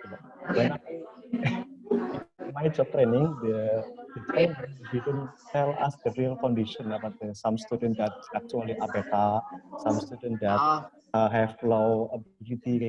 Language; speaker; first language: English; non-native, fluent; Indonesian